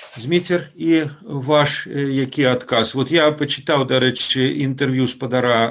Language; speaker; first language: Belarusian; native; Belarusian